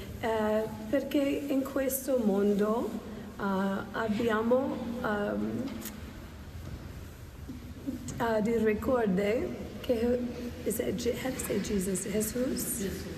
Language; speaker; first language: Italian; non-native, learner; English